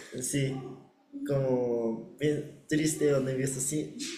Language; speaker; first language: Spanish; non-native, learner; Japanese